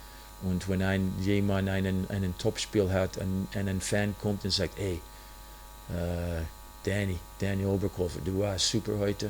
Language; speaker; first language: German; non-native, fluent; English